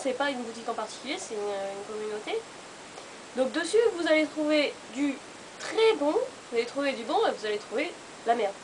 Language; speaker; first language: French; native; French